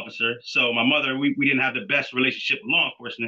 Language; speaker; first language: English; native; English